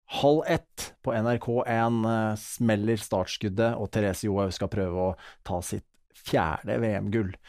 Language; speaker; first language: Norwegian; native; Norwegian